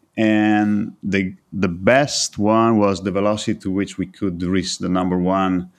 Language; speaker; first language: English; non-native, fluent; Italian